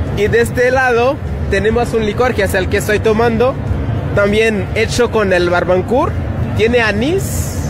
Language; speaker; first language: Spanish; non-native, fluent; Haitian Creole